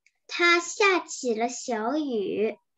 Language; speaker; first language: Chinese; early bilingual, heritage; Chinese